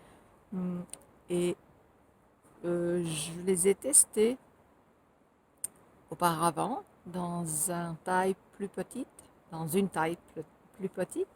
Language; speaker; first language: French; non-native, fluent; Finnish